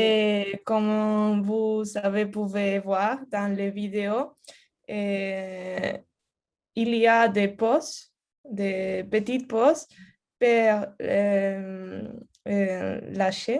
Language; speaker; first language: French; non-native, learner; Spanish